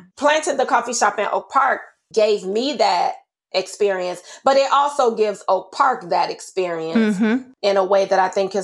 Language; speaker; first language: English; native; English